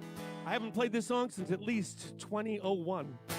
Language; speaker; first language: English; native; English